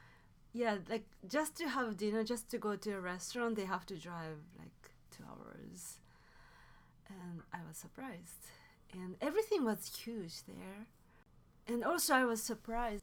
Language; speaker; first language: English; non-native, fluent; Japanese